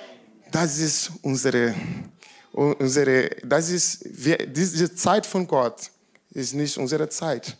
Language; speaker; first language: German; non-native, learner; Portuguese